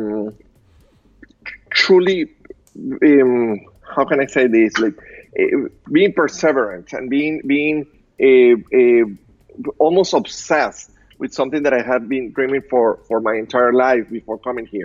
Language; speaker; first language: English; non-native, fluent; Spanish